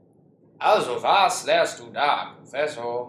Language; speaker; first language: German; non-native, learner; English